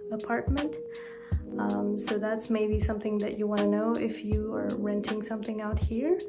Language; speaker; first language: English; non-native, fluent; Kazakh